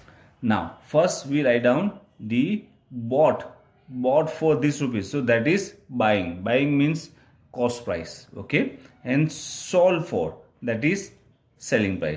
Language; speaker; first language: English; non-native, local second language; Gujarati